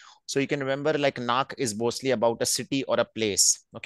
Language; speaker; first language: English; non-native, local second language; Hindi